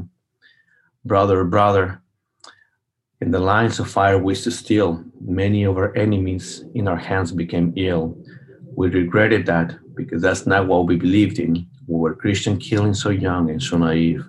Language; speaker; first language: English; non-native, fluent; Spanish